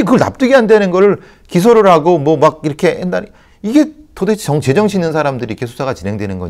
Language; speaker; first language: Korean; native; Korean